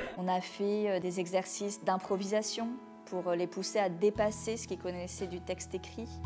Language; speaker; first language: French; native; French